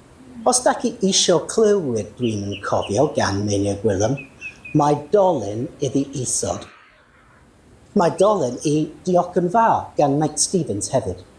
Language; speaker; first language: Welsh; non-native, learner; English